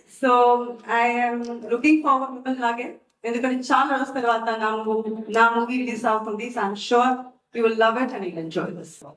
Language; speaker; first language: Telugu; non-native, fluent; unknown